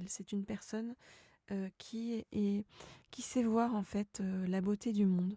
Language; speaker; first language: French; native; French